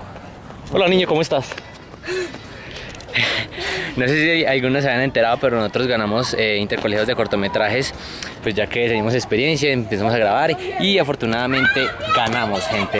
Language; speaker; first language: Spanish; native; Spanish